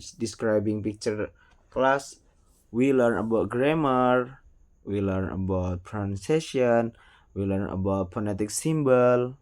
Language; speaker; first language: English; non-native, learner; Indonesian